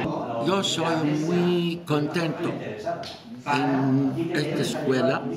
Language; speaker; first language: Spanish; non-native, learner; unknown